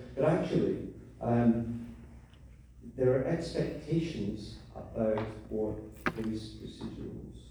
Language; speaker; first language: English; native; English